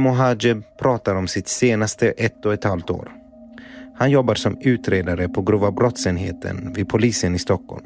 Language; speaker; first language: Swedish; native; Swedish